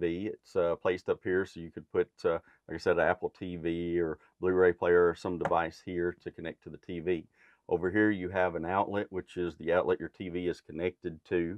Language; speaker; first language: English; native; English